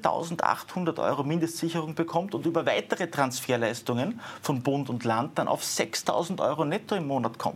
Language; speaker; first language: German; native; German